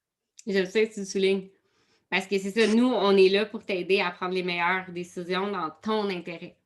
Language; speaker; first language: French; native; French